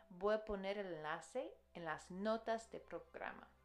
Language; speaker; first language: Spanish; non-native, fluent; English